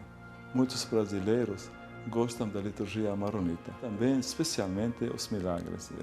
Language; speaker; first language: Portuguese; non-native, fluent; Arabic